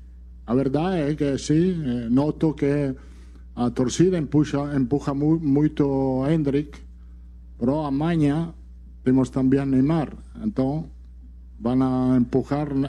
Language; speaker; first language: Portuguese; non-native, learner; Italian